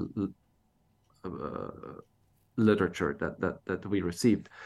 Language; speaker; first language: English; non-native, fluent; Polish